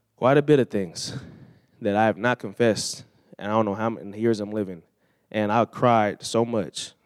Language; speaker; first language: English; native; English